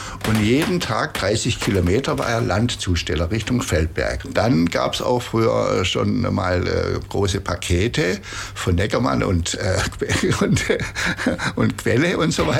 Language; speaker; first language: German; native; German